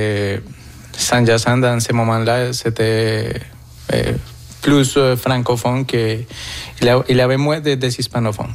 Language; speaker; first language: French; non-native, fluent; Spanish